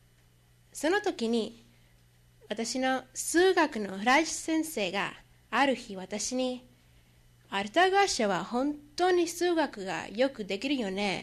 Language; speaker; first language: Japanese; non-native, learner; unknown